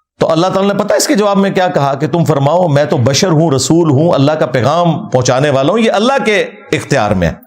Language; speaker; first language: Urdu; non-native, local second language; Punjabi